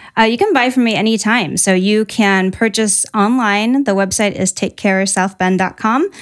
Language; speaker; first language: English; native; English